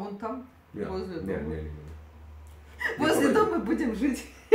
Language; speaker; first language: Russian; native; Russian